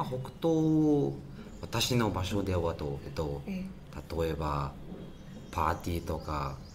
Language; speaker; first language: Japanese; non-native, learner; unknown